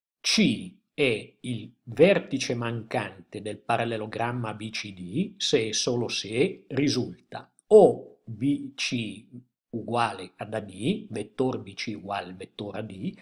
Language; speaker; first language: Italian; native; Italian